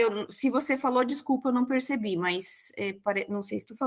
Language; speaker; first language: Portuguese; native; Portuguese